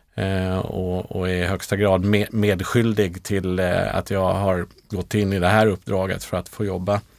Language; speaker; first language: Swedish; native; Swedish